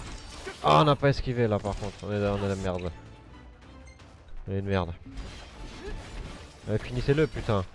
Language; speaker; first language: French; native; French